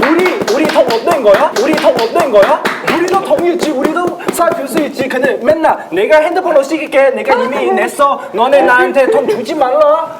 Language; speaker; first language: Korean; non-native, local second language; Chinese